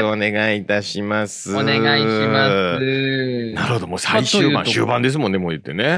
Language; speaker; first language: Japanese; native; Japanese